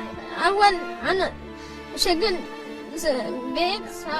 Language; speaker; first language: Arabic; non-native, learner; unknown